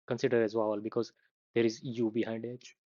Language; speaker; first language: English; non-native, fluent; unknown